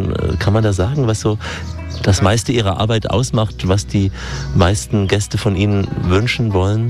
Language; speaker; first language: German; native; German